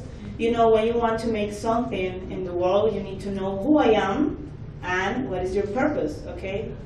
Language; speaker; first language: English; non-native, fluent; Spanish